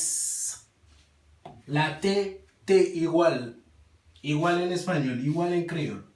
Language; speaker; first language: Spanish; non-native, learner; Haitian Creole